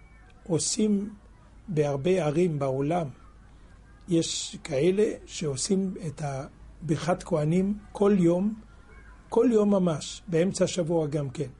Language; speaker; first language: Hebrew; non-native, fluent; French